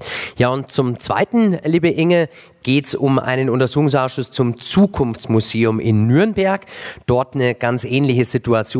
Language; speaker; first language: German; native; German